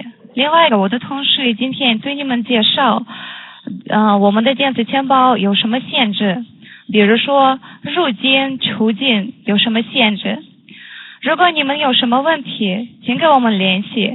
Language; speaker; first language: Chinese; non-native, learner; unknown